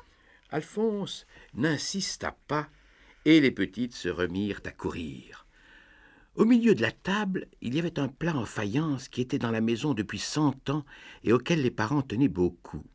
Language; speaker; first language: French; native; French